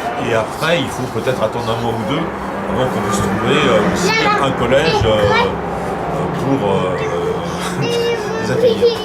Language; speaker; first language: French; native; French